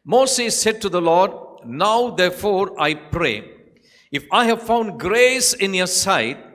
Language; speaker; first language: English; non-native, local second language; Tamil